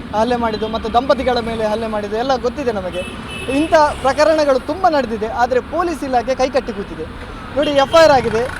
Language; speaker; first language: Kannada; non-native, local second language; Tulu